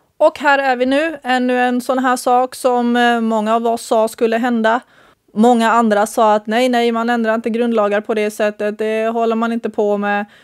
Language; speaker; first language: Swedish; early bilingual, other home language; Bosnian